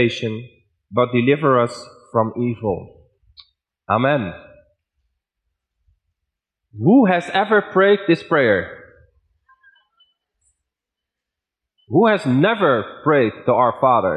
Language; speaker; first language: English; non-native, fluent; Dutch